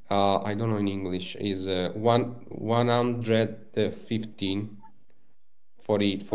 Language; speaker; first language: English; non-native, learner; Italian